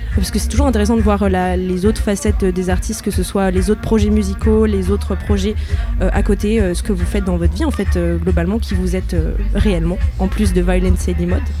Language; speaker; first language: French; native; French